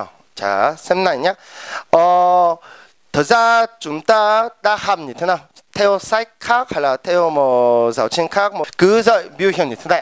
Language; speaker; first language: Vietnamese; non-native, fluent; Korean